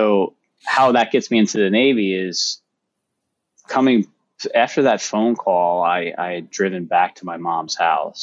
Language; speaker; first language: English; native; English